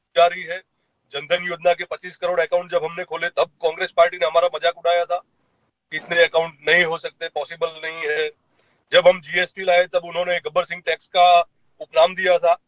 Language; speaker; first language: Hindi; non-native, local second language; Gujarati